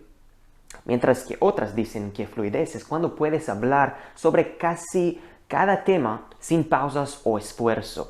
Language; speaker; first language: Spanish; non-native, learner; Hebrew